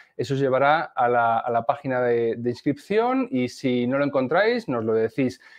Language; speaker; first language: Spanish; native; Spanish